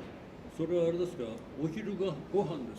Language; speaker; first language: Japanese; native; Japanese